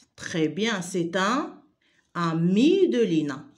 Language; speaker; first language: French; non-native, local second language; Arabic